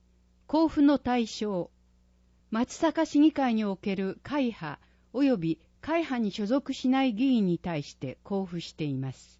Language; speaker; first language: Japanese; native; Japanese